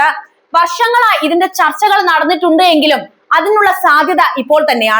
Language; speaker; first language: Malayalam; native; Malayalam